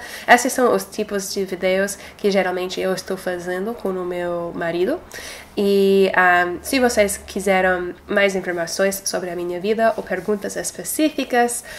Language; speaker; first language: Portuguese; non-native, fluent; English